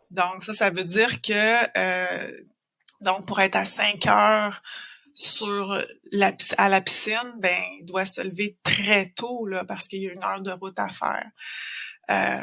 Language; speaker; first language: French; native; French